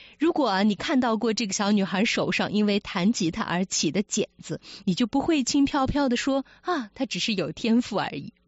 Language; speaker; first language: Chinese; native; Chinese